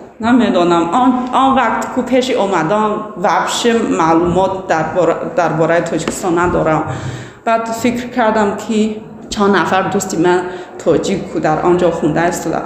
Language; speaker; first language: Tajik; non-native, learner; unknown